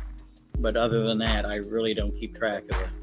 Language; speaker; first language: English; native; English